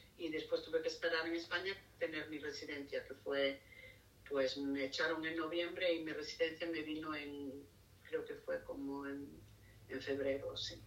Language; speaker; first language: Spanish; native; Spanish